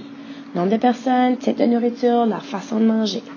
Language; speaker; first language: French; native; French